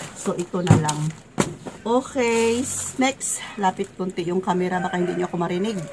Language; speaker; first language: Filipino; native; Filipino